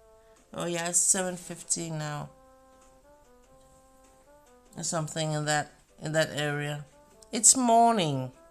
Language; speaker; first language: English; non-native, fluent; Danish